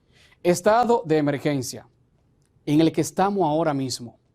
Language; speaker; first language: Spanish; native; Spanish